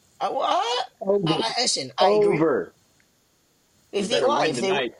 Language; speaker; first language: English; native; English